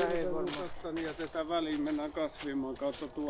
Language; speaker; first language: Finnish; non-native, learner; Filipino